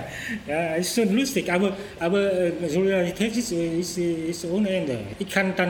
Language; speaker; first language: German; non-native, learner; Vietnamese